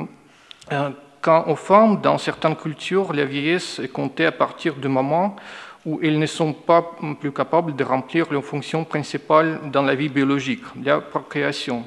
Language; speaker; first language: French; non-native, fluent; Russian